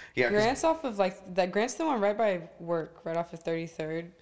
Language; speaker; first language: English; native; English